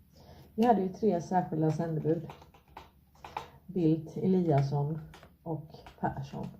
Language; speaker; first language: Swedish; native; Swedish